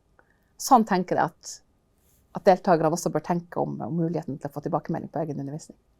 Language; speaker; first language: Norwegian; native; Norwegian